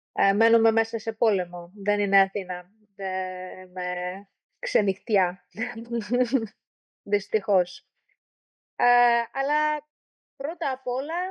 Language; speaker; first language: Greek; non-native, learner; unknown